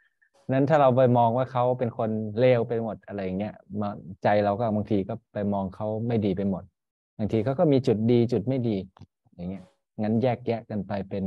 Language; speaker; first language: Thai; native; Thai